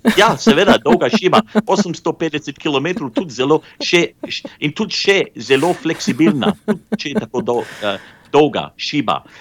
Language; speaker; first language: Slovenian; early bilingual, heritage; Slovenian